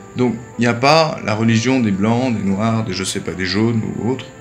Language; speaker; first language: French; native; French